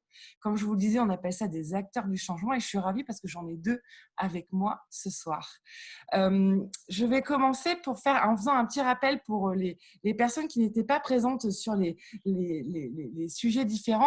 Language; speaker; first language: French; native; French